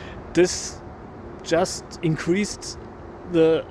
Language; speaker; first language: English; non-native, fluent; German